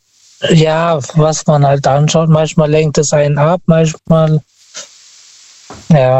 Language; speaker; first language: German; non-native, learner; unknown